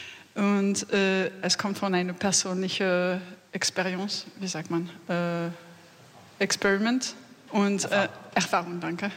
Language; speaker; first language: German; non-native, fluent; French